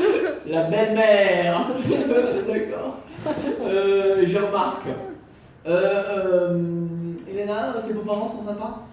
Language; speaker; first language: French; non-native, fluent; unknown